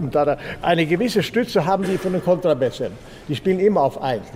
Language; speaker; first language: German; non-native, fluent; Swedish